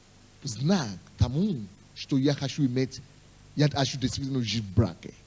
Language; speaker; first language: Russian; non-native, fluent; Yoruba